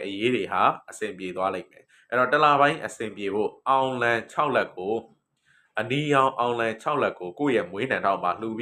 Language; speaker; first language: Burmese; native; Burmese